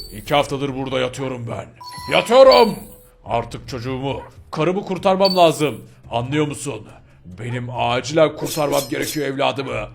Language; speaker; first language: Turkish; native; Turkish